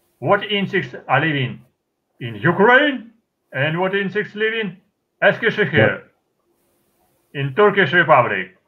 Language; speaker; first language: English; non-native, fluent; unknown